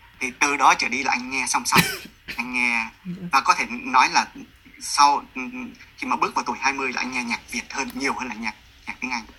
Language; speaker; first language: Vietnamese; early bilingual, heritage; Vietnamese